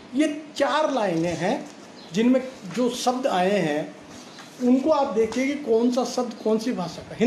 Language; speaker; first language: Hindi; native; Hindi